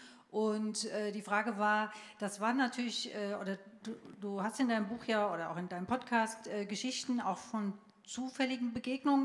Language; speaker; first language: German; native; German